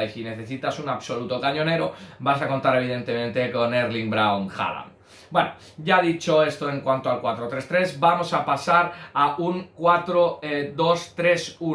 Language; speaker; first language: Spanish; native; Spanish